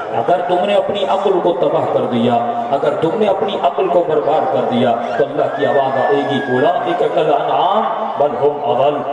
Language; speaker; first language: Urdu; non-native, local second language; Sindhi